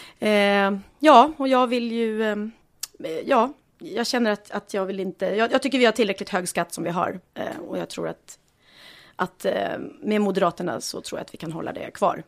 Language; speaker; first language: Swedish; native; Swedish